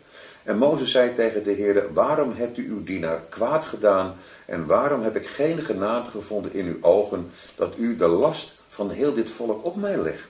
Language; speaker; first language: Dutch; native; Dutch